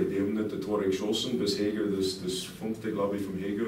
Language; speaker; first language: German; non-native, fluent; English